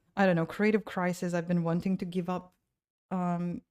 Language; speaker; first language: English; non-native, fluent; Latvian